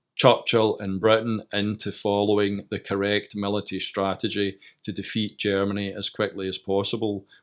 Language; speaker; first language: English; native; English